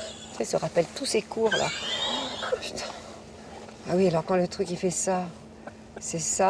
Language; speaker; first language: French; native; French